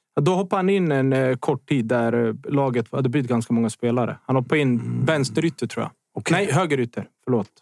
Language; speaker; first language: Swedish; early bilingual, other home language; Bosnian